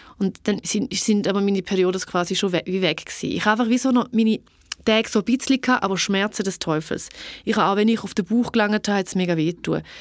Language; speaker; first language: German; early bilingual, other home language; Albanian